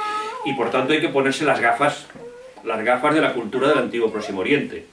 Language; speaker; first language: Spanish; native; Spanish